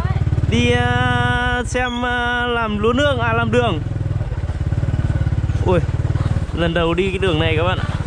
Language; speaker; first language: Vietnamese; native; Vietnamese